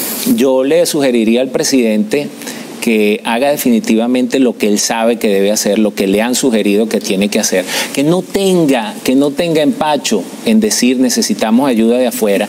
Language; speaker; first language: Spanish; native; Spanish